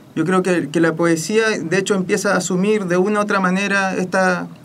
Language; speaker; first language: Spanish; native; Spanish